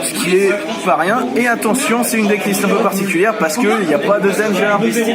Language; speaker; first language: French; native; French